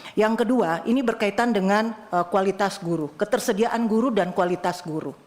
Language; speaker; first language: Indonesian; native; Indonesian